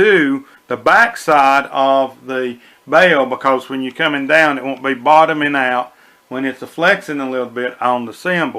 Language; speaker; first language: English; native; English